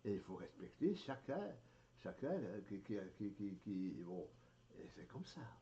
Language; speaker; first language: French; native; French